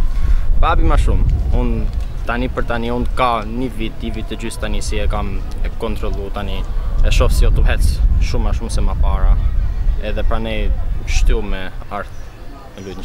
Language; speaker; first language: Albanian; early bilingual, heritage; Albanian